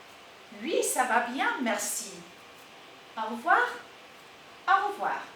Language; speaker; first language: French; non-native, fluent; English